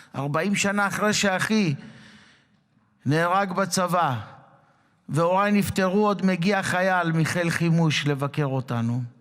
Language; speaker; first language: Hebrew; native; Hebrew